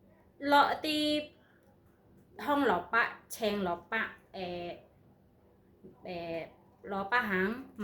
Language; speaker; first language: Cantonese; non-native, learner; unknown